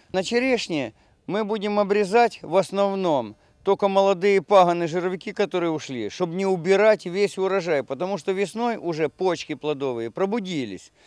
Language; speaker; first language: Russian; non-native, local second language; Ukrainian